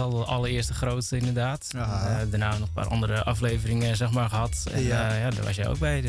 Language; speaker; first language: Dutch; native; Dutch